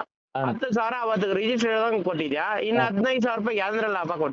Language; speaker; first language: Kannada; native; Kannada